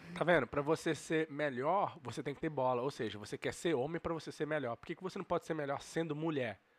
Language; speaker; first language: Portuguese; native; Portuguese